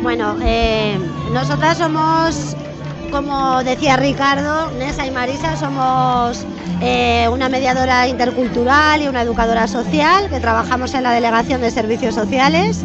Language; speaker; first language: Spanish; native; Spanish